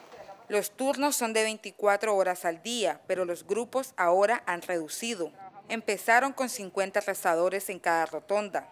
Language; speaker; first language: Spanish; native; Spanish